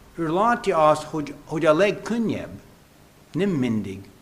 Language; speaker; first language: Hungarian; non-native, fluent; English